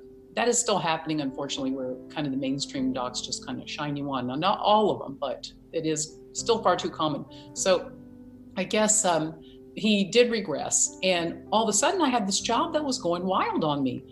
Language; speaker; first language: English; native; English